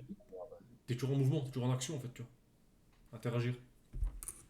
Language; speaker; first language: French; native; French